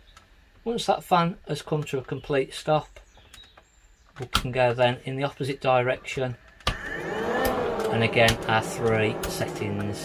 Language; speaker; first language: English; native; English